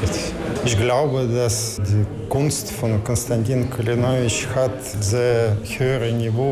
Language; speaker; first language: German; non-native, learner; Russian